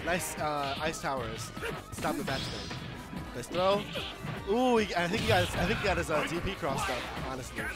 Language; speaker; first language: English; native; English